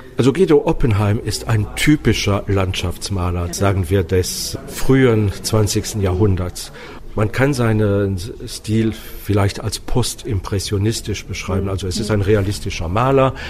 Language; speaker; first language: German; non-native, local second language; Luxembourgish